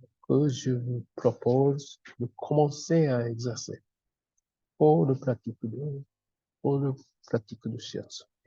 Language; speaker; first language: French; non-native, fluent; Japanese